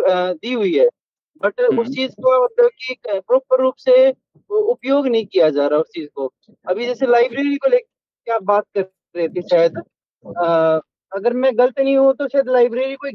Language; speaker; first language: Hindi; native; Hindi